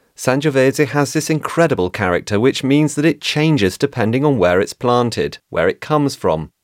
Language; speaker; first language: English; non-native, fluent; Italian